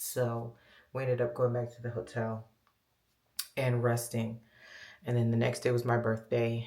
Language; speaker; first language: English; native; English